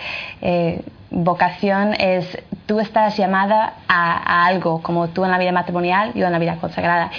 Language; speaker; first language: Spanish; non-native, fluent; French